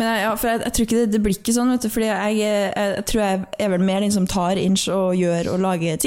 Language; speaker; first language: Norwegian; native; Norwegian